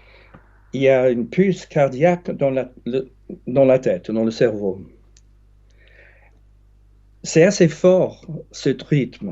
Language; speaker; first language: French; non-native, fluent; English